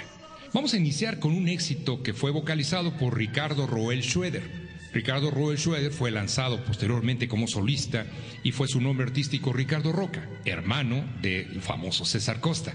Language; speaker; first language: Spanish; native; Spanish